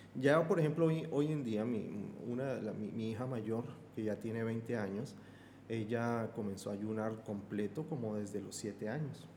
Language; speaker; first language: Spanish; native; Spanish